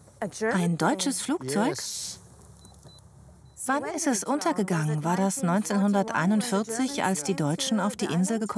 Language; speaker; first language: German; native; German